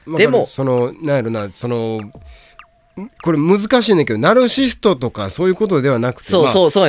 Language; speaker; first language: Japanese; native; Japanese